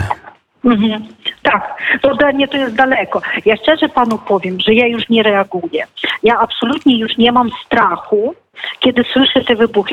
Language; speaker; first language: Polish; non-native, fluent; Ukrainian